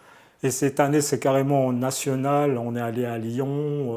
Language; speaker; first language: French; early bilingual, other home language; Arabic